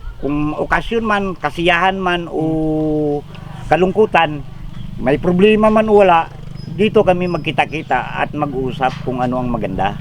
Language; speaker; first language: Filipino; non-native, local second language; Hiligaynon